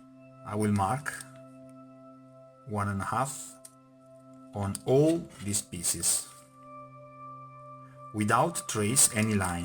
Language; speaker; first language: English; non-native, fluent; Italian